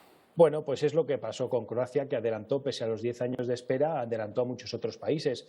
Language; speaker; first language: Spanish; native; Spanish